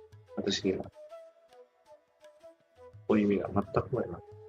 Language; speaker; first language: Japanese; non-native, fluent; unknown